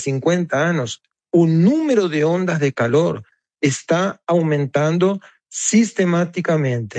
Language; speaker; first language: Portuguese; native; Portuguese